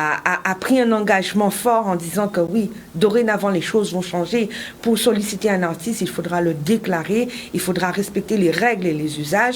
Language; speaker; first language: French; native; French